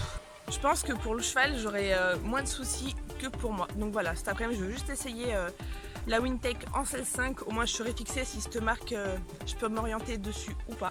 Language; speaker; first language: French; native; French